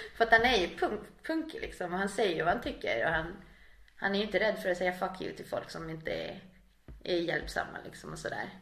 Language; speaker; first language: Swedish; native; Swedish